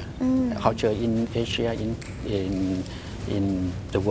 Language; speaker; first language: English; non-native, learner; Thai